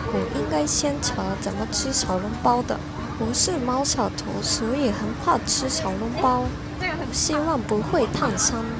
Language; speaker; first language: Chinese; non-native, learner; Japanese